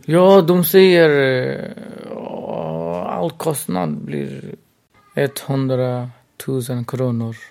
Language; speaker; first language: Swedish; non-native, local second language; Burmese